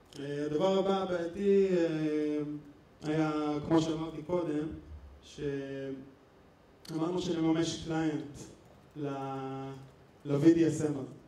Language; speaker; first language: Hebrew; native; Hebrew